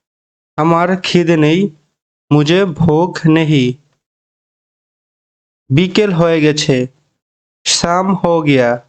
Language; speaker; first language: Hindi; non-native, learner; Bangla